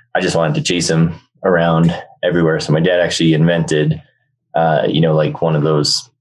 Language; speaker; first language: English; native; English